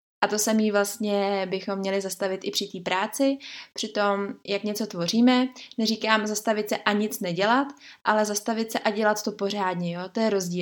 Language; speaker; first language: Czech; native; Czech